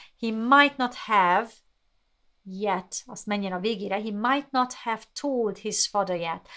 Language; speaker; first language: English; non-native, fluent; Hungarian